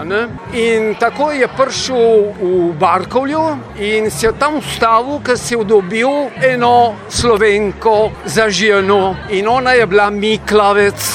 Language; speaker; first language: Slovenian; early bilingual, heritage; Slovenian